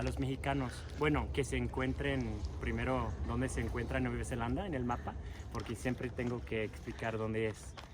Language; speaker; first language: Spanish; non-native, fluent; English